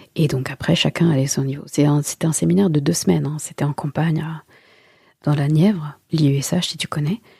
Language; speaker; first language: French; early bilingual, other home language; Wolof